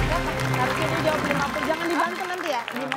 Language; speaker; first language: Indonesian; native; Indonesian